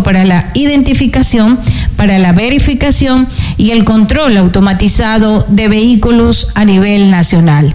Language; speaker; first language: Spanish; native; Spanish